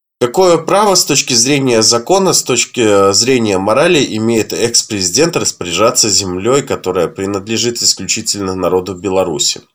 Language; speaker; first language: Russian; native; Russian